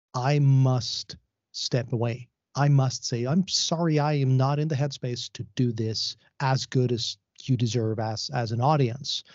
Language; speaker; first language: English; non-native, fluent; Swedish